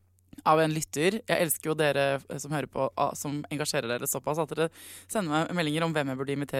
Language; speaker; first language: Norwegian; native; Norwegian